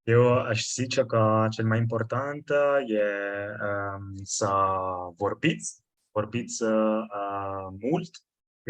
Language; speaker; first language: Romanian; non-native, fluent; Italian